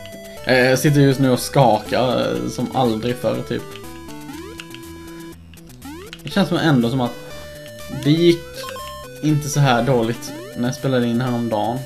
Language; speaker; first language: Swedish; native; Swedish